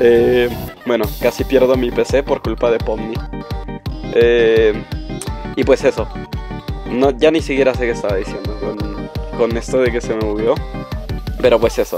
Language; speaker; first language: Spanish; native; Spanish